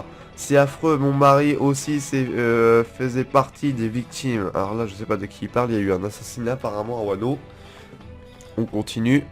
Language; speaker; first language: French; native; French